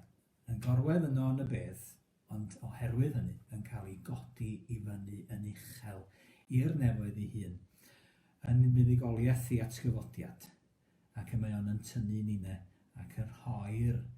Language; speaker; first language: Welsh; native; Welsh